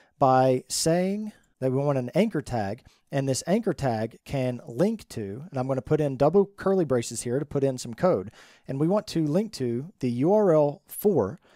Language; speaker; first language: English; native; English